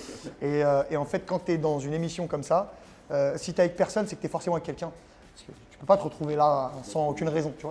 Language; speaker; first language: French; native; French